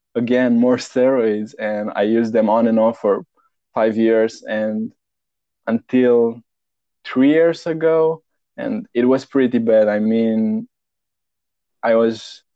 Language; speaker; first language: English; non-native, fluent; Romanian